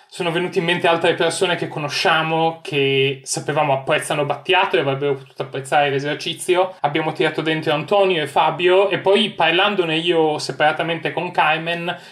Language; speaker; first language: Italian; native; Italian